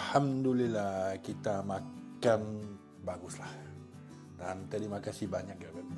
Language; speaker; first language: Indonesian; non-native, learner; French